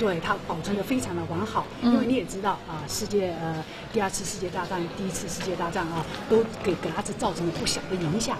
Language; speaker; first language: Chinese; native; Chinese